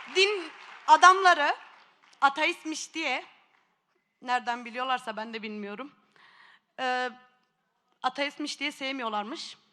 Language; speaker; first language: Turkish; native; Turkish